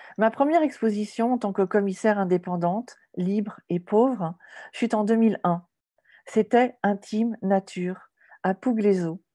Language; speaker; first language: French; native; French